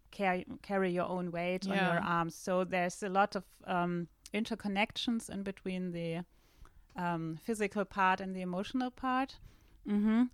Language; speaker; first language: English; non-native, fluent; German